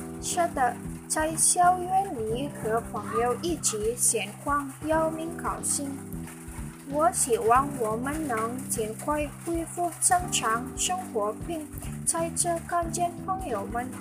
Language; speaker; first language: Chinese; non-native, learner; Indonesian